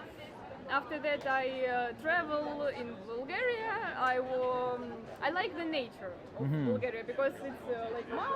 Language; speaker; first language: English; non-native, learner; Ukrainian